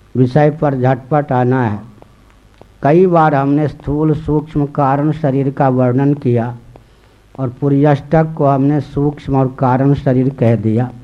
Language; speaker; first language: Hindi; native; Hindi